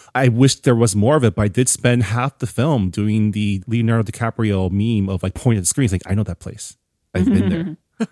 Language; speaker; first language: English; early bilingual, other home language; Chinese